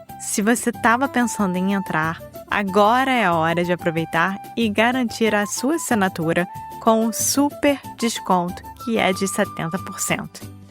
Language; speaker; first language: Portuguese; native; Portuguese